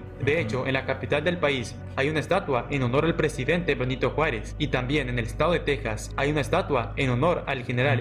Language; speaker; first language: Spanish; native; Spanish